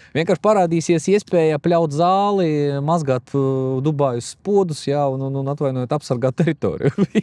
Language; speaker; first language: Latvian; non-native, local second language; Russian